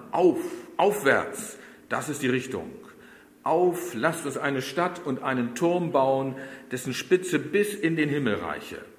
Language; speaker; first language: German; native; German